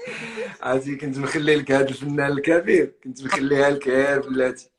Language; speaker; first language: Arabic; native; Arabic